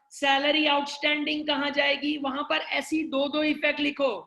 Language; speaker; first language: Hindi; non-native, local second language; Gujarati